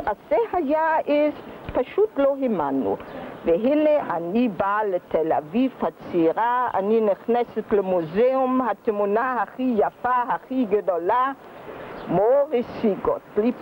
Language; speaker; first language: Hebrew; early bilingual, other home language; German